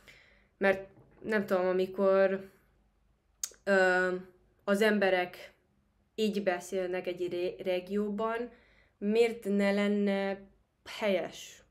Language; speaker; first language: Hungarian; non-native, fluent; Spanish